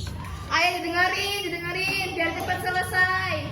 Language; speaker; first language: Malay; non-native, local second language; Javanese